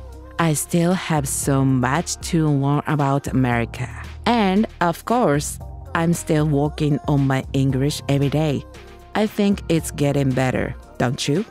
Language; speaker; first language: English; non-native, learner; Japanese